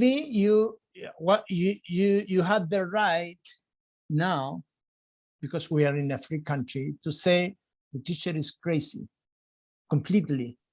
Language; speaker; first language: English; non-native, fluent; Spanish